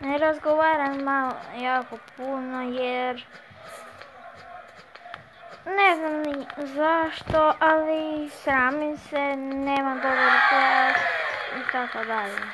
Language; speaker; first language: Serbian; early bilingual, heritage; Croatian